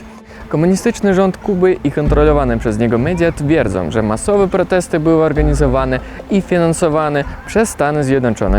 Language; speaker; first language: Polish; native; Polish